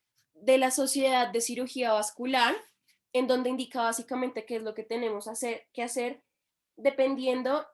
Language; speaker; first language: Spanish; native; Spanish